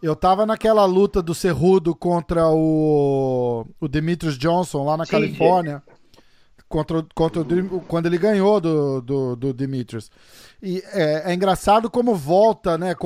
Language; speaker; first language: Portuguese; native; Portuguese